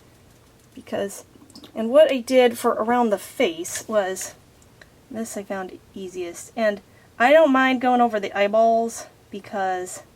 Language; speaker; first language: English; native; English